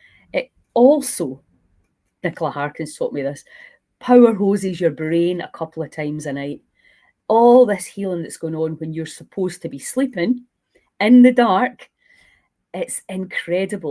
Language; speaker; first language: English; native; English